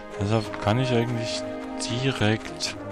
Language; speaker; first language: German; native; German